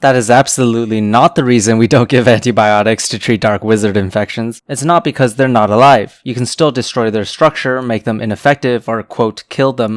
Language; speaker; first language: English; native; English